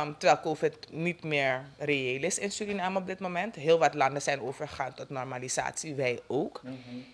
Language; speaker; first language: Dutch; native; Dutch